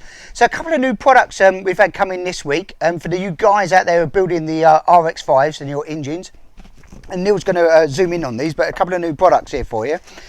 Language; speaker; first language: English; native; English